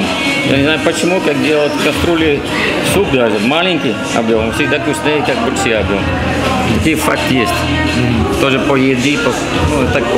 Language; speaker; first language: Russian; non-native, learner; Dutch